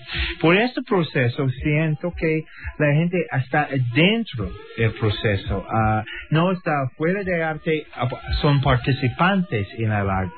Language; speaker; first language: Spanish; non-native, learner; English